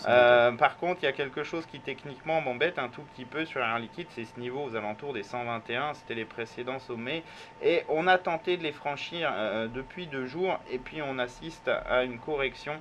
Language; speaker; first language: French; native; French